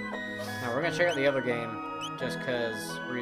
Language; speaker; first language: English; native; English